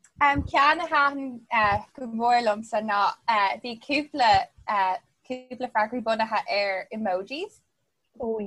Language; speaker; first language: Irish; non-native, local second language; English